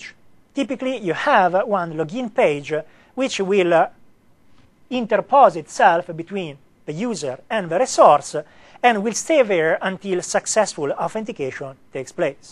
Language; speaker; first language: English; non-native, fluent; Italian